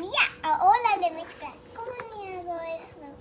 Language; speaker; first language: Spanish; early bilingual, heritage; Spanish